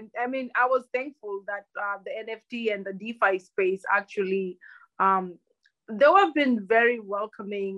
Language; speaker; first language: English; non-native, local second language; Luyia